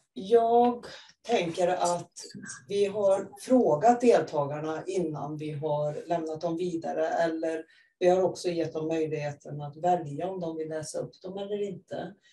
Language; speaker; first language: Swedish; native; Swedish